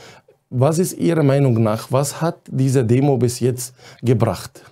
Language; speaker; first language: German; non-native, fluent; Arabic